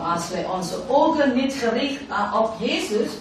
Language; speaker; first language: Dutch; non-native, learner; Indonesian